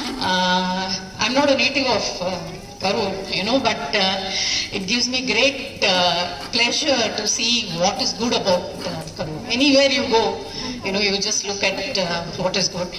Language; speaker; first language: English; non-native, local second language; Tamil